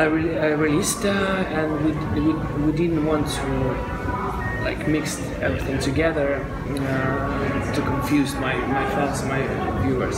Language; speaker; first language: English; non-native, fluent; Russian